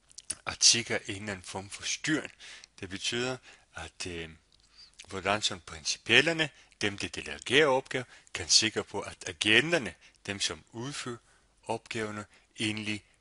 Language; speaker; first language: Danish; non-native, fluent; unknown